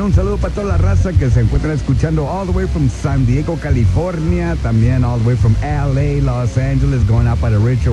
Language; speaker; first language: Spanish; early bilingual, heritage; Spanish